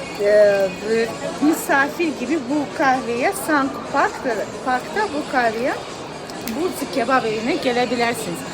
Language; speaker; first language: Turkish; non-native, learner; Azerbaijani